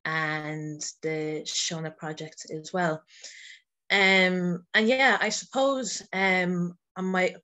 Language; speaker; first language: English; native; English